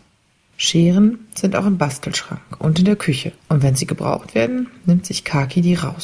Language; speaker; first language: German; native; German